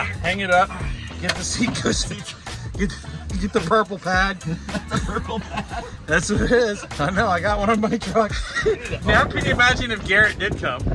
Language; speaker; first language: English; native; English